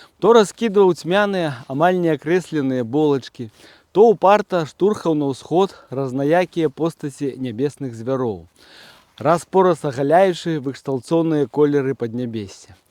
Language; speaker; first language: Belarusian; native; Belarusian